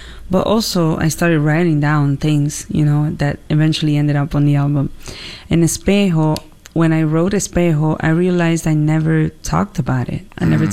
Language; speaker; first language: English; non-native, fluent; Italian